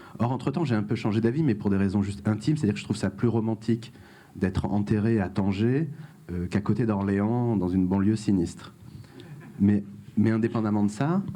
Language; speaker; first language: French; early bilingual, other home language; Arabic